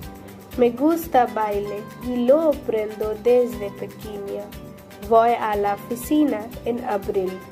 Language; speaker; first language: Spanish; non-native, learner; Bangla